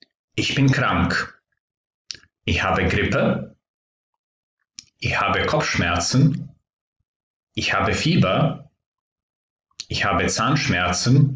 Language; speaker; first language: German; non-native, fluent; Croatian